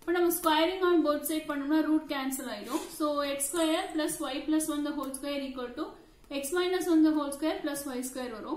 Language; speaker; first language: Tamil; native; Tamil